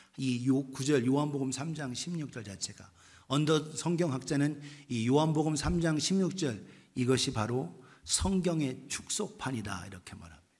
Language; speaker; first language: Korean; native; Korean